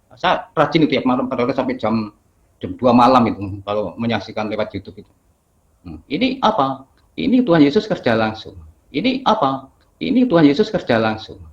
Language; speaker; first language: Indonesian; non-native, local second language; Javanese